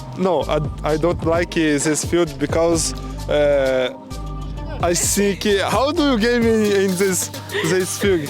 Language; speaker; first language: English; non-native, learner; Portuguese